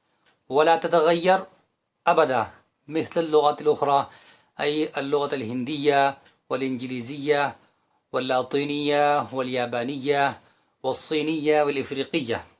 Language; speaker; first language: Arabic; non-native, fluent; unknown